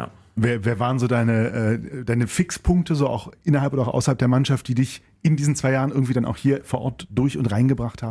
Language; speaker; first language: German; native; German